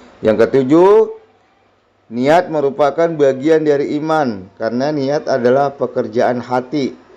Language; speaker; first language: Indonesian; native; Indonesian